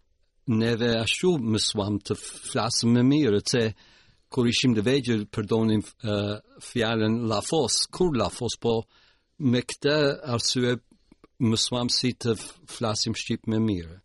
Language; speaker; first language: Albanian; early bilingual, heritage; Albanian